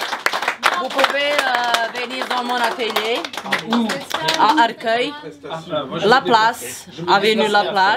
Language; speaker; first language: French; non-native, fluent; Serbian